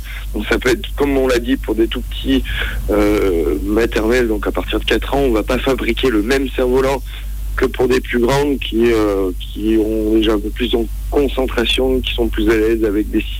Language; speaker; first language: French; native; French